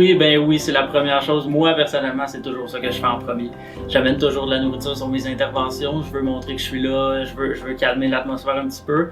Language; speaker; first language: French; native; French